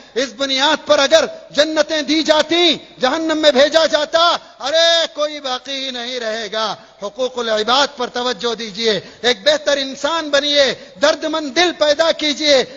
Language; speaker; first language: Urdu; native; Urdu